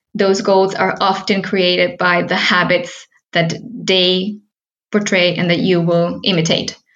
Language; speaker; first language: English; early bilingual, heritage; Spanish